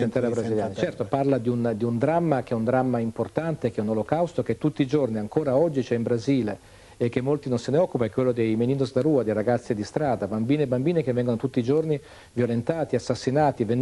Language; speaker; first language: Italian; native; Italian